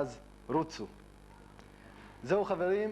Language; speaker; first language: Hebrew; native; Hebrew